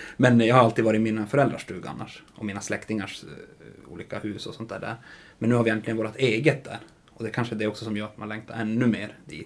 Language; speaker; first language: Swedish; native; Swedish